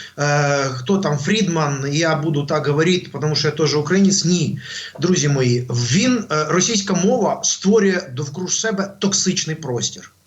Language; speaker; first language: Ukrainian; non-native, local second language; Russian